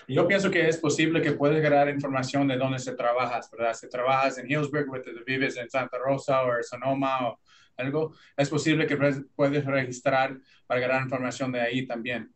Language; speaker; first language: Spanish; early bilingual, heritage; Spanish